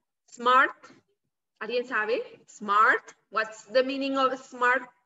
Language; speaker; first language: Spanish; native; Spanish